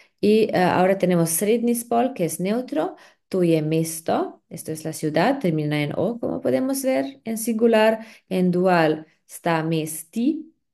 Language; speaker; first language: Spanish; non-native, fluent; Slovenian